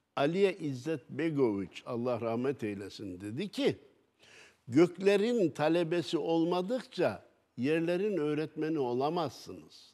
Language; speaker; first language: Turkish; native; Turkish